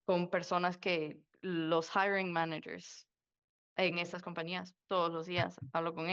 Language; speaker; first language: Spanish; early bilingual, heritage; Spanish